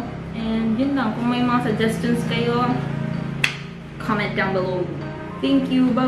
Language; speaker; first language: Filipino; non-native, local second language; Bikol